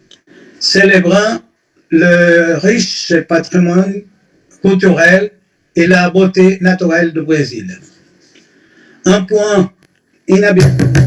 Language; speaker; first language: French; non-native, fluent; Portuguese